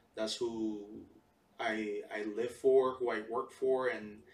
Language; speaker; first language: English; early bilingual, other home language; Spanish